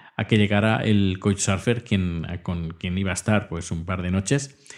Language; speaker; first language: Spanish; native; Spanish